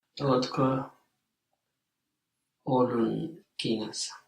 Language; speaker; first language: Finnish; non-native, learner; English